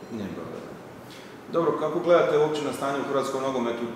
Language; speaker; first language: Serbian; native; Serbian